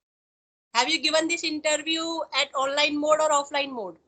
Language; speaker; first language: English; non-native, local second language; Hindi